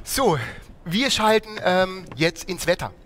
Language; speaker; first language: German; native; German